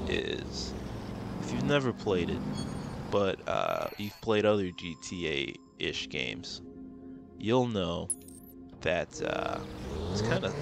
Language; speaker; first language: English; native; English